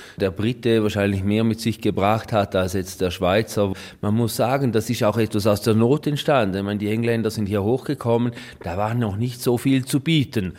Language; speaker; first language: German; native; German